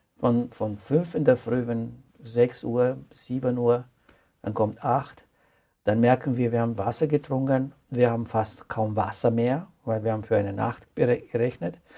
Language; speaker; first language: German; non-native, fluent; Romanian